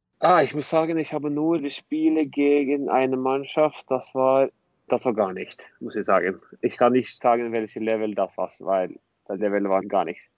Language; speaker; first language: German; non-native, fluent; Norwegian